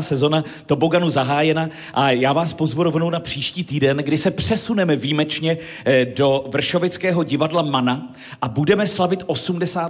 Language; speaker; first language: Czech; native; Czech